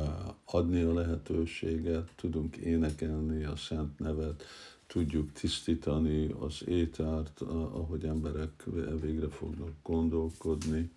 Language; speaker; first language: Hungarian; early bilingual, heritage; Hungarian